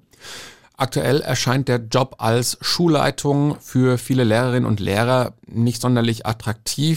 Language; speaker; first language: German; native; German